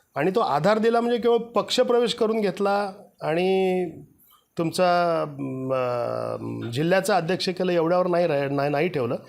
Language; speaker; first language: Marathi; native; Marathi